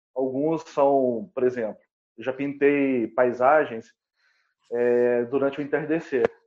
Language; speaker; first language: Portuguese; native; Portuguese